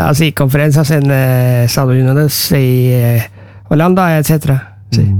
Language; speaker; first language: Spanish; non-native, learner; Norwegian